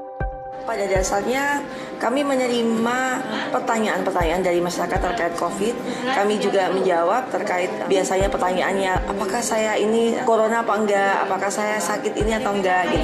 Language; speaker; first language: Indonesian; native; Indonesian